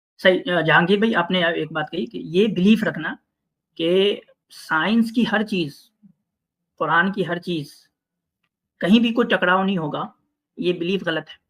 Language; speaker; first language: Hindi; native; Hindi